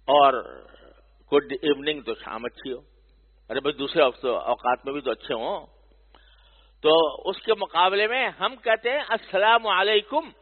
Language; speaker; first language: Urdu; native; Urdu